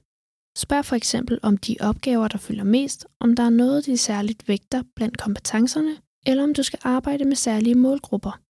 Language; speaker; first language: Danish; native; Danish